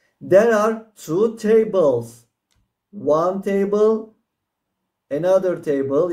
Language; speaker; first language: English; non-native, fluent; Turkish